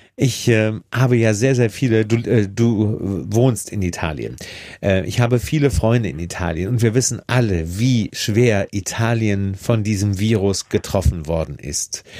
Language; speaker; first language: German; native; German